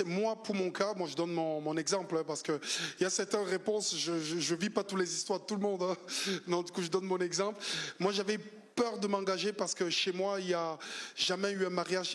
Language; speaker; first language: French; native; French